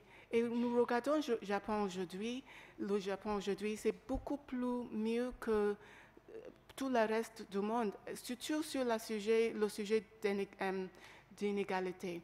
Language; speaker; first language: French; non-native, learner; English